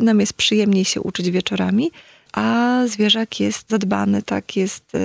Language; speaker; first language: Polish; native; Polish